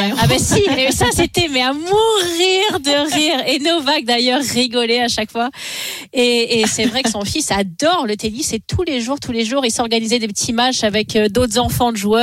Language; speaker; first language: French; native; French